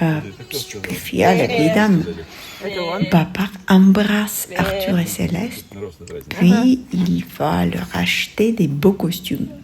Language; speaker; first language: French; non-native, fluent; Russian